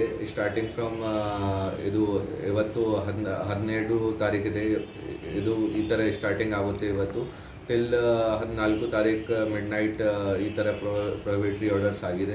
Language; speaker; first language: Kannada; non-native, learner; Hindi